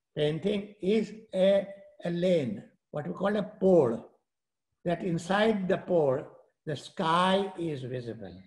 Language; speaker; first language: English; non-native, local second language; Gujarati